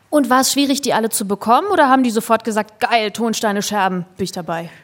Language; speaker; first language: German; native; German